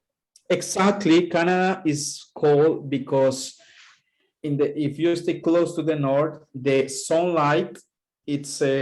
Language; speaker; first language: English; non-native, learner; Spanish